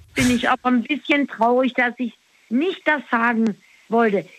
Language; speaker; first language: German; native; German